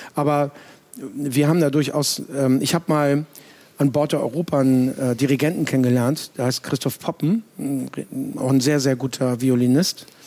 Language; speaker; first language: German; native; German